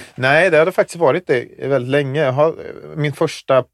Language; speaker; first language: Swedish; native; Swedish